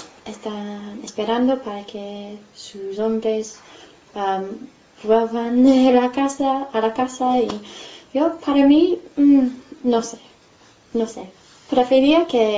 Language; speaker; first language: Spanish; non-native, fluent; English